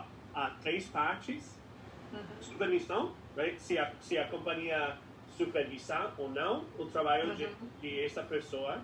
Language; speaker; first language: Portuguese; non-native, fluent; English